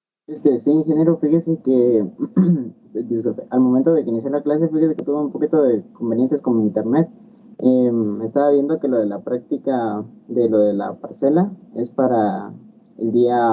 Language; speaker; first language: Spanish; native; Spanish